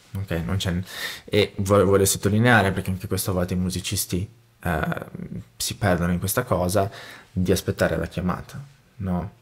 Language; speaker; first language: Italian; non-native, fluent; Portuguese